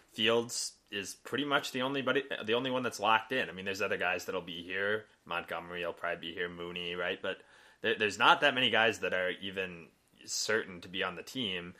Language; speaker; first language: English; native; English